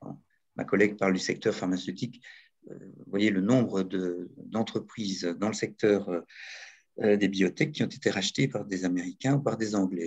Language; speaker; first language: French; native; French